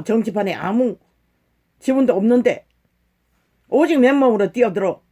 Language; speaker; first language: Korean; native; Korean